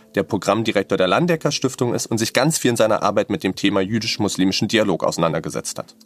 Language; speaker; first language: German; native; German